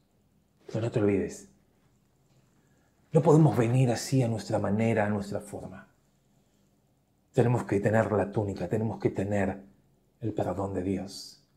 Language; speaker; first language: Spanish; native; Spanish